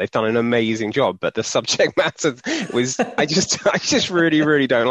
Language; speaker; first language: English; native; English